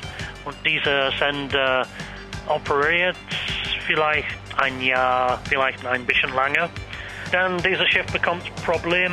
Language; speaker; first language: German; non-native, learner; English